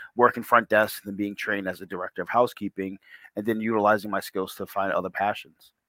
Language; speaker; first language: English; native; English